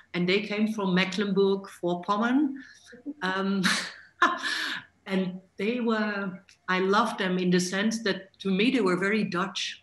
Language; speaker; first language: English; non-native, fluent; Dutch